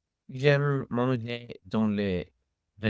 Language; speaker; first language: French; non-native, learner; English